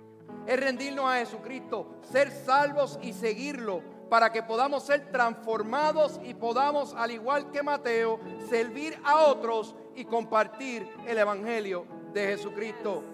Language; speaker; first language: Spanish; native; Spanish